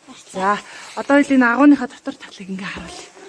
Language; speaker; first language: Mongolian; native; Mongolian